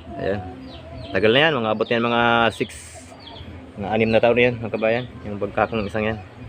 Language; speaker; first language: Filipino; non-native, local second language; Bikol